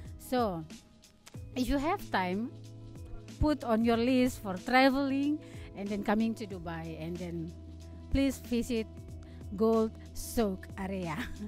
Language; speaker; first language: English; non-native, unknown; Indonesian